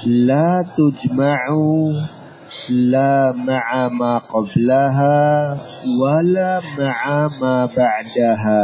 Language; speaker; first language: Arabic; non-native, fluent; Indonesian